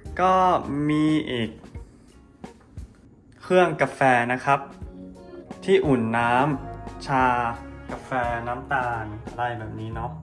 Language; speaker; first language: Thai; non-native, fluent; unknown